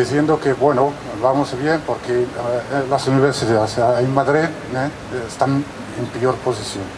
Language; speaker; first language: Spanish; non-native, fluent; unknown